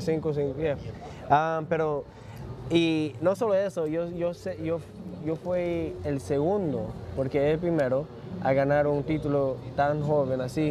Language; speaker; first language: Spanish; early bilingual, heritage; English